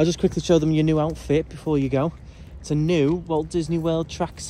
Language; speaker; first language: English; native; English